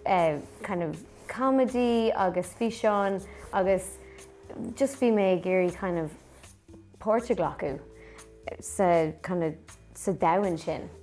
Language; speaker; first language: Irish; non-native, local second language; English